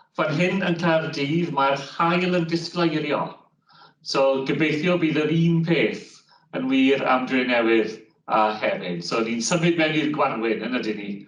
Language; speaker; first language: Welsh; non-native, local second language; English